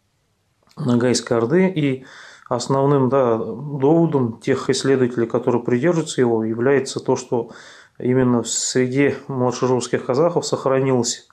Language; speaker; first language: Russian; native; Russian